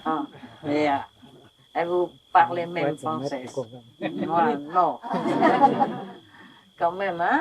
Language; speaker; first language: French; non-native, learner; Vietnamese